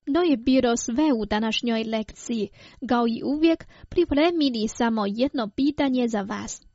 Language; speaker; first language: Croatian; non-native, fluent; Chinese